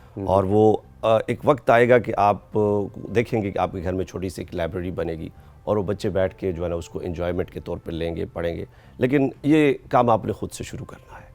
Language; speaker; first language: Urdu; non-native, local second language; Saraiki